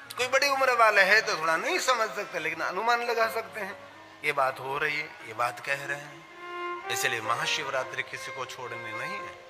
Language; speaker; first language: Hindi; non-native, local second language; Gujarati